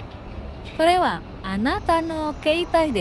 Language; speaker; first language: Japanese; non-native, fluent; Indonesian